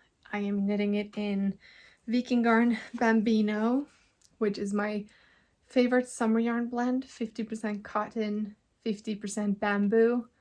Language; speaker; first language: English; non-native, fluent; Norwegian